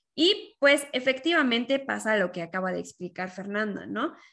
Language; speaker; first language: Spanish; native; Spanish